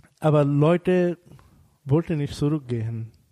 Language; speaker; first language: German; non-native, learner; Bangla